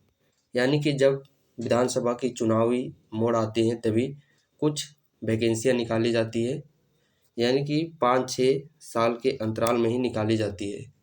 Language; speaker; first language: Hindi; native; Hindi